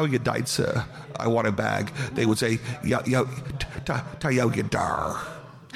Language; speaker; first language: English; native; English